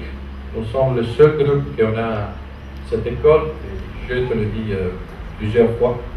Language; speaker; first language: French; non-native, fluent; Italian